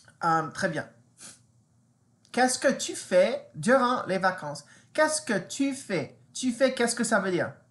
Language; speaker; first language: French; non-native, fluent; English